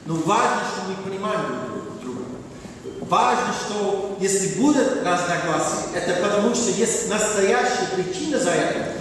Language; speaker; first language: Russian; non-native, fluent; English